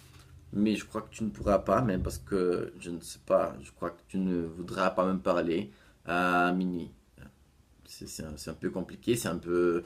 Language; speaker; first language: French; non-native, fluent; Portuguese